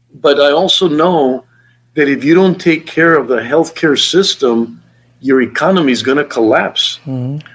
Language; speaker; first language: English; native; English